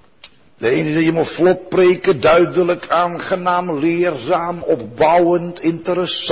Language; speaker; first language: Dutch; native; Dutch